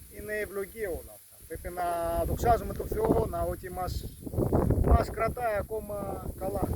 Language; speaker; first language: Greek; non-native, learner; Russian